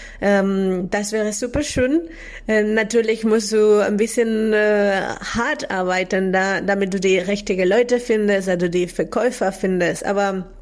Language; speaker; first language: German; non-native, fluent; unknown